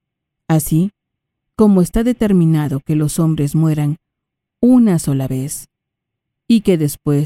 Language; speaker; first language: Spanish; native; Spanish